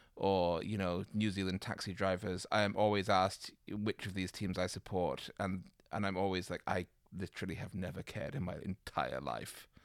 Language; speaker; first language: English; native; English